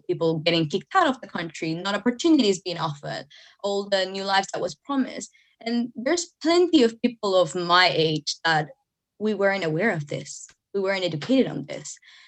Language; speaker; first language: English; non-native, fluent; Spanish